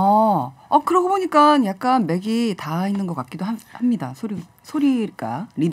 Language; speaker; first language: Korean; native; Korean